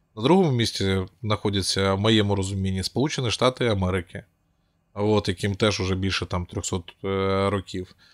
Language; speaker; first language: Ukrainian; non-native, local second language; Russian